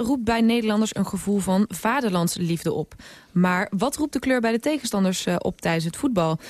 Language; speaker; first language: Dutch; native; Dutch